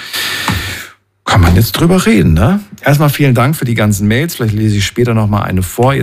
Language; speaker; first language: German; native; German